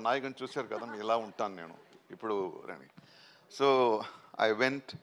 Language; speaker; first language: Telugu; non-native, local second language; Tamil